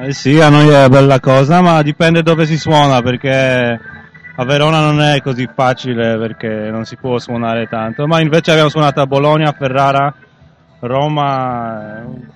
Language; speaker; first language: Italian; non-native, fluent; Polish